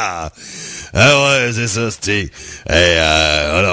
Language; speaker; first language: French; native; French